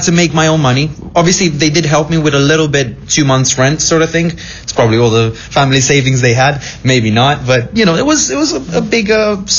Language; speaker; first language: English; non-native, fluent; Romanian